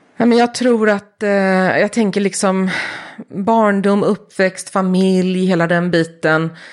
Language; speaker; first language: Swedish; early bilingual, heritage; Swedish